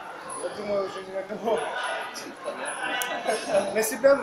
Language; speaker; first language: Russian; native; Russian